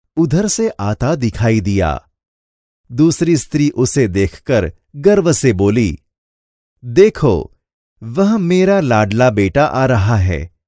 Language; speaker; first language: Hindi; non-native, local second language; Gujarati